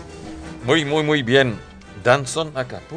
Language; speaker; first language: Spanish; non-native, learner; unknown